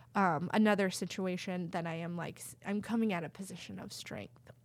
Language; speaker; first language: English; native; English